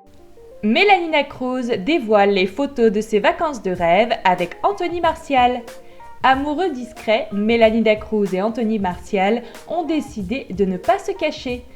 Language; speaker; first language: French; native; French